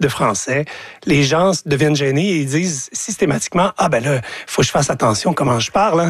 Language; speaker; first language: French; native; French